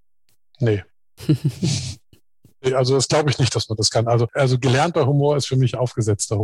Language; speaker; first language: German; native; German